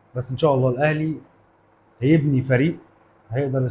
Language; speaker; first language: Arabic; native; Arabic